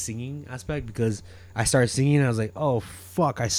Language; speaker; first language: English; native; English